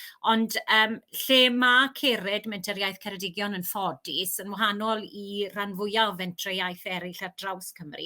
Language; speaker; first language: Welsh; native; Welsh